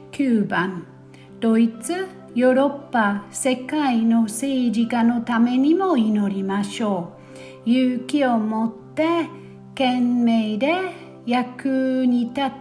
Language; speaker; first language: Japanese; non-native, fluent; German